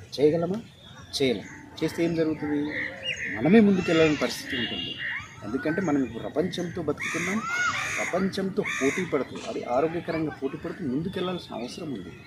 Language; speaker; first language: Telugu; non-native, local second language; Marathi